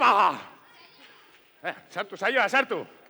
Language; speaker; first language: Basque; non-native, local second language; Spanish